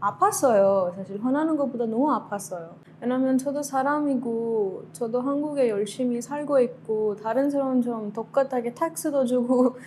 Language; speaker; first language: Korean; non-native, learner; Kannada